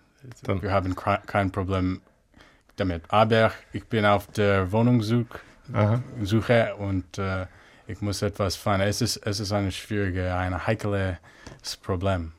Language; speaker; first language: German; non-native, fluent; English